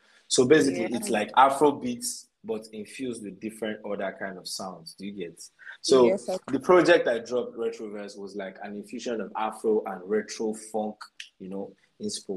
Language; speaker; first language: English; non-native, local second language; Yoruba